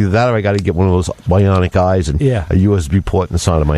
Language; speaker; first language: English; native; English